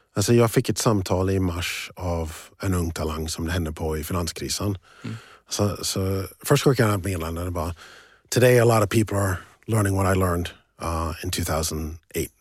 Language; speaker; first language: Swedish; early bilingual, other home language; English